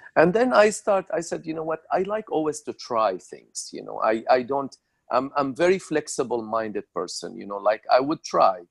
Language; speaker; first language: English; non-native, fluent; Arabic